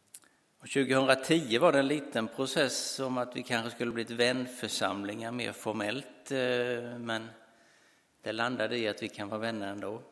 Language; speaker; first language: Swedish; native; Swedish